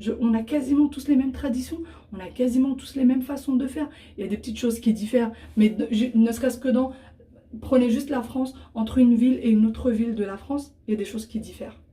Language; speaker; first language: French; early bilingual, other home language; Arabic